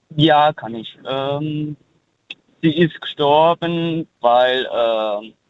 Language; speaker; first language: German; early bilingual, heritage; German